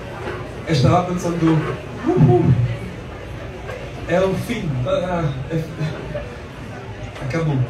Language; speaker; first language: Portuguese; non-native, learner; French